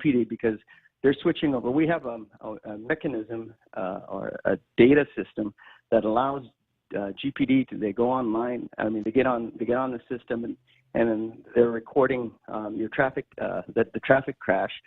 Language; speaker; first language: English; native; English